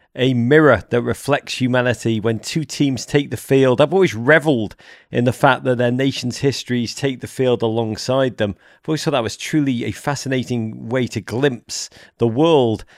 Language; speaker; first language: English; native; English